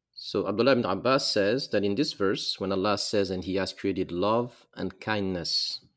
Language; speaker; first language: English; non-native, fluent; Arabic